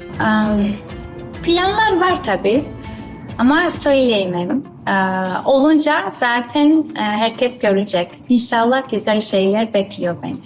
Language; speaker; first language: Turkish; non-native, learner; Georgian